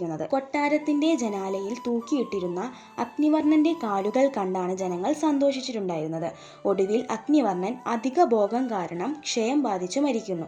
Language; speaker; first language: Malayalam; native; Malayalam